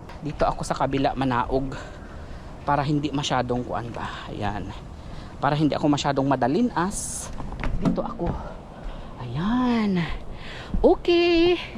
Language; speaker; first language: Filipino; non-native, local second language; Cebuano